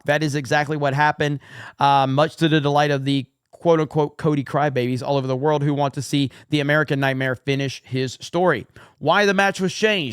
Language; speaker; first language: English; native; English